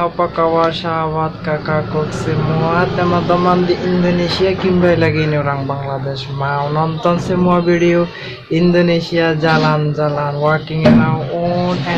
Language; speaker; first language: Indonesian; non-native, learner; Bangla